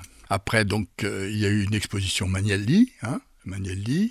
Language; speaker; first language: French; native; French